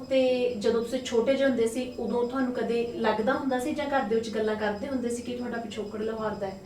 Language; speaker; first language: Punjabi; native; Punjabi